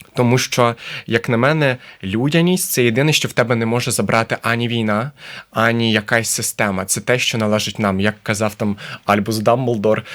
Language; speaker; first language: Ukrainian; native; Ukrainian